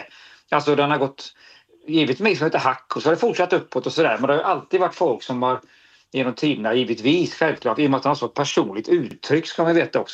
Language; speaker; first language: Swedish; native; Swedish